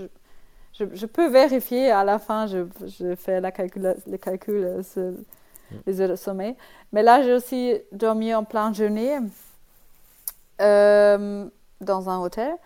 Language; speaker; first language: French; non-native, learner; German